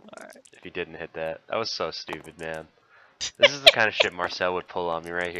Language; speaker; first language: English; native; English